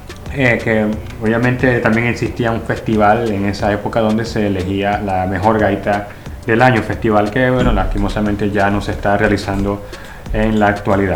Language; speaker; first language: Spanish; native; Spanish